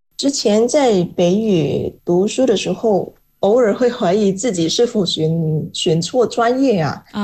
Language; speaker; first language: Chinese; non-native, fluent; Indonesian